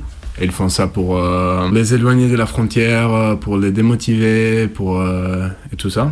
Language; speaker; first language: French; non-native, fluent; Italian